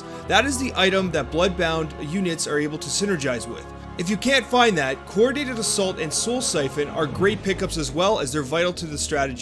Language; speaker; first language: English; native; English